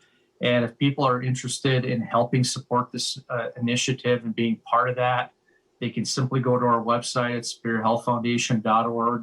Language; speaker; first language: English; native; English